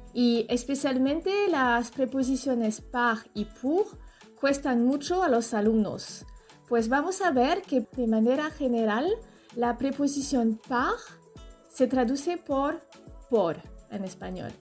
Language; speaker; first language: Spanish; non-native, fluent; French